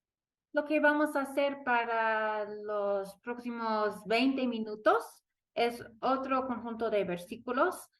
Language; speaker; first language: Spanish; non-native, fluent; English